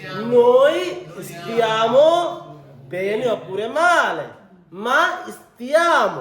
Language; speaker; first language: Italian; non-native, fluent; Bangla